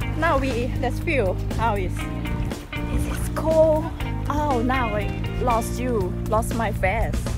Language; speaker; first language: English; non-native, learner; Thai